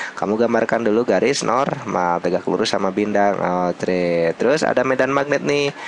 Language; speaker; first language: Indonesian; native; Indonesian